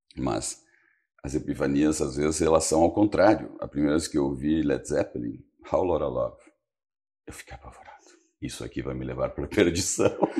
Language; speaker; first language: Portuguese; early bilingual, other home language; Spanish